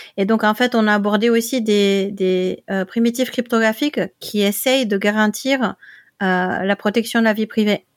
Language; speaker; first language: French; non-native, fluent; Dutch